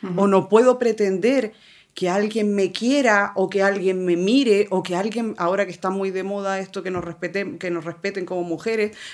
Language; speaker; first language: Spanish; native; Spanish